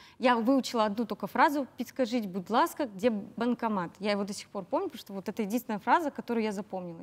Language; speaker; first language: Russian; native; Russian